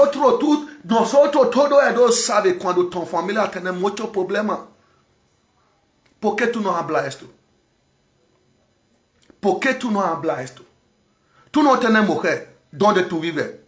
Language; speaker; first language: Spanish; non-native, learner; Bini